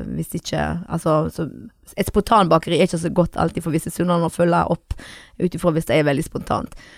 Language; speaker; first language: Norwegian; native; Norwegian